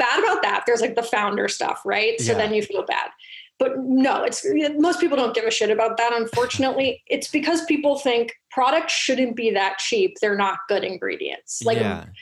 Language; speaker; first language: English; native; English